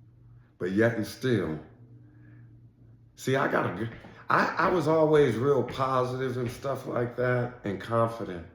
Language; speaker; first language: English; native; English